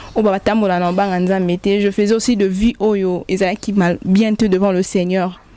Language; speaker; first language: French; non-native, local second language; Lingala